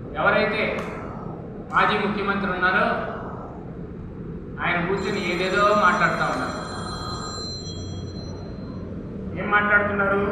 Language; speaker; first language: Telugu; native; Telugu